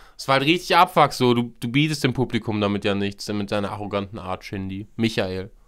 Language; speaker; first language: German; native; German